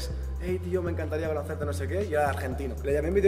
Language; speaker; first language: Spanish; native; Spanish